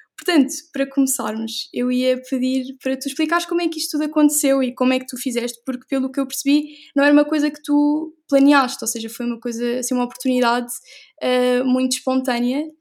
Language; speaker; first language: Portuguese; native; Portuguese